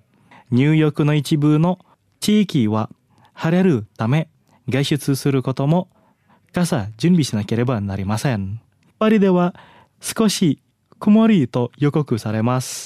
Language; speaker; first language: Japanese; non-native, fluent; Indonesian